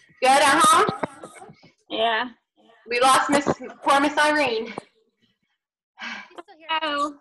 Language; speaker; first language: English; native; English